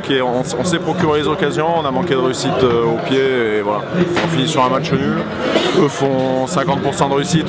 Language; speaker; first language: French; native; French